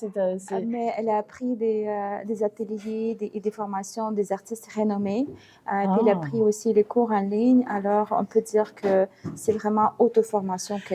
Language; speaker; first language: French; non-native, fluent; Ukrainian